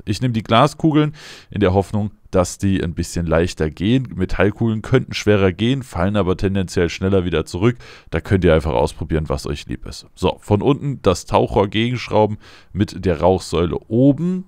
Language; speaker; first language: German; native; German